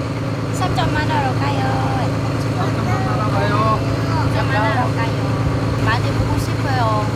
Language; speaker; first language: Korean; non-native, learner; Vietnamese